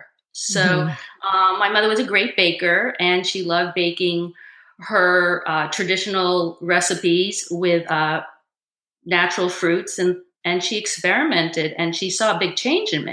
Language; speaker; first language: English; native; English